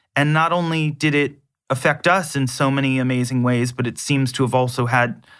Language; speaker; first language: English; native; English